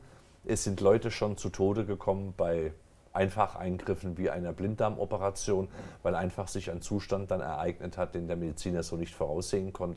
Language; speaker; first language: German; native; German